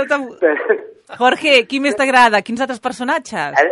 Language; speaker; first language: Catalan; native; Catalan